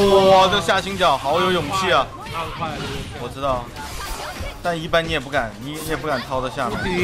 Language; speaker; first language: Chinese; native; Chinese